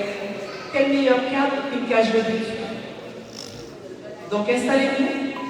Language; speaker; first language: French; native; French